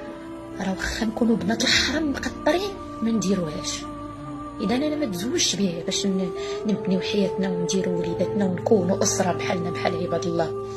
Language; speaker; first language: Arabic; native; Arabic